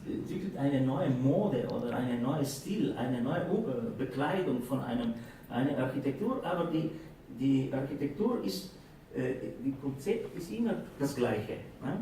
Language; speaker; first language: German; non-native, fluent; Slovenian